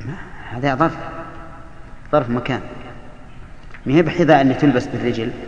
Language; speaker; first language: Arabic; native; Arabic